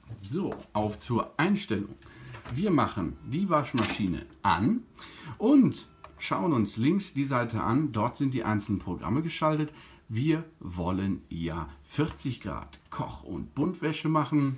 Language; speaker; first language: German; native; German